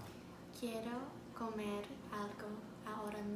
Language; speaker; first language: Spanish; non-native, learner; English